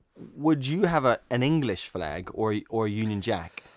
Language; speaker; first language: English; native; English